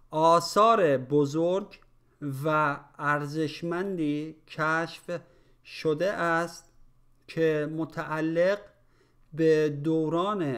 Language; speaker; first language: Persian; native; Persian